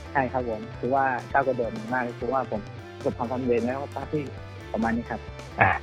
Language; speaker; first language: Thai; native; Thai